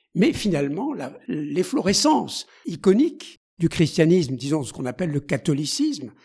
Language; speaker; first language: French; native; French